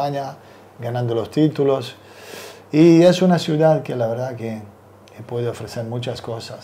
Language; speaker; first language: Spanish; non-native, fluent; Serbian